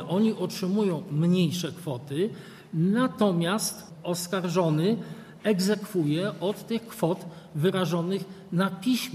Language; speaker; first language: Polish; native; Polish